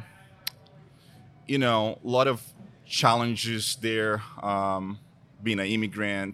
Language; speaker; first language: English; non-native, fluent; Portuguese